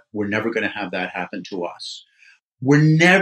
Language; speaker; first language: English; native; English